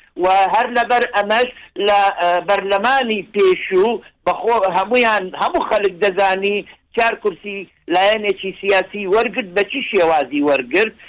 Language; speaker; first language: Central Kurdish; non-native, local second language; Assyrian Neo-Aramaic